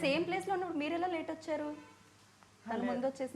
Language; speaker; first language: Telugu; native; Telugu